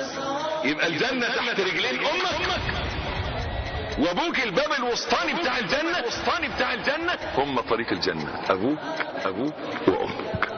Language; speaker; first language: Arabic; native; Arabic